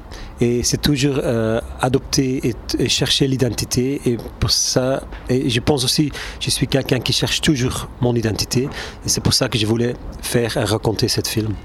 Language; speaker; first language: French; non-native, local second language; Turkish